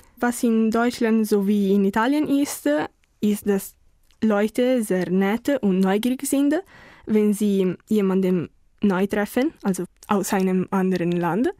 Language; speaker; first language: German; non-native, learner; Italian